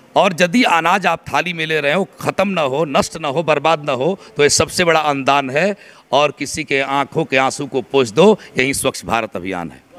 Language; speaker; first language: Hindi; native; Hindi